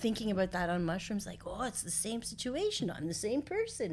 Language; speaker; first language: English; native; English